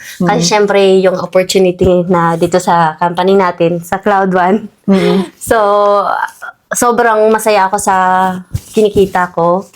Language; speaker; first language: Filipino; native; Filipino